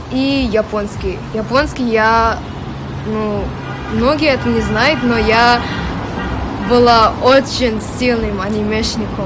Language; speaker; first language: Russian; non-native, local second language; English